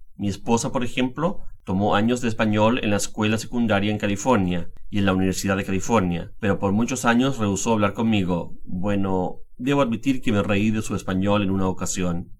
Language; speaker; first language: Spanish; native; Spanish